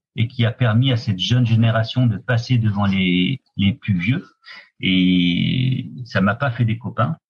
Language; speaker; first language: French; native; French